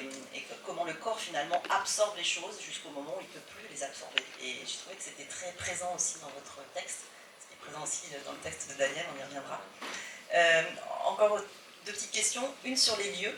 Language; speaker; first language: French; native; French